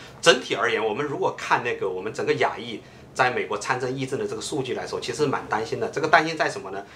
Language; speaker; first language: Chinese; native; Chinese